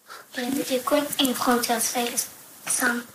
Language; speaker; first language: Danish; early bilingual, heritage; Danish